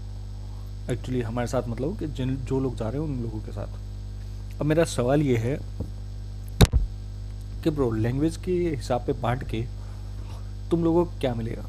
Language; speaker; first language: Hindi; native; Hindi